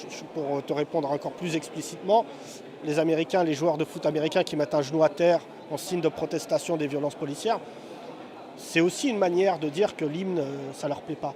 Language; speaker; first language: French; native; French